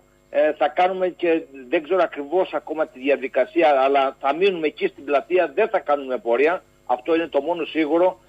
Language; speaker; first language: Greek; native; Greek